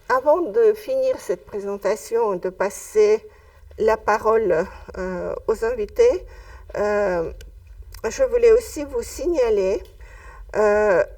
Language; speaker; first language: French; non-native, fluent; Russian